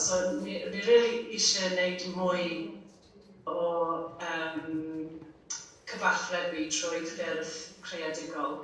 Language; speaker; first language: Welsh; non-native, fluent; English